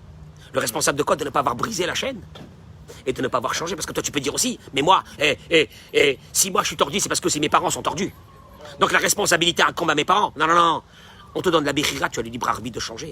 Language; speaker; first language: French; native; French